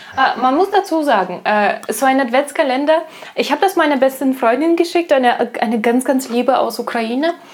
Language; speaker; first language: German; non-native, fluent; Russian